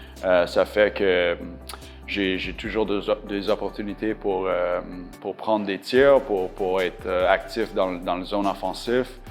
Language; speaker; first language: French; non-native, local second language; English